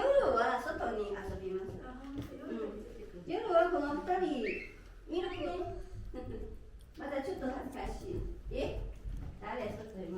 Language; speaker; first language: Japanese; non-native, learner; Korean